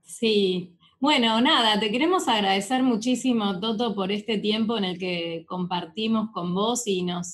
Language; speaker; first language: Spanish; native; Spanish